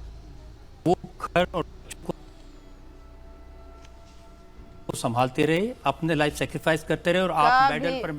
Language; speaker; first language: Hindi; native; Hindi